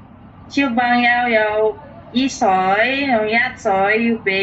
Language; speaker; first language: Cantonese; non-native, learner; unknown